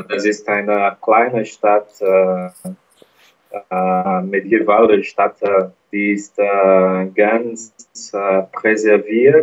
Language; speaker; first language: German; non-native, learner; Portuguese